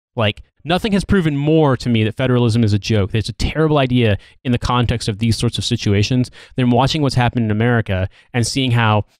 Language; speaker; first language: English; native; English